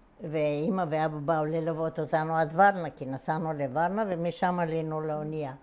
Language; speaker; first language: Hebrew; non-native, fluent; Bulgarian